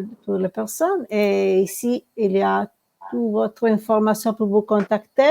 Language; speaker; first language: French; non-native, learner; Italian